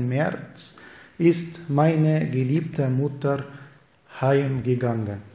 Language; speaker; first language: German; non-native, fluent; Arabic